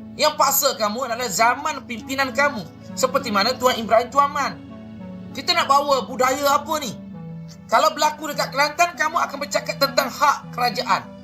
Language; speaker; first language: Malay; native; Malay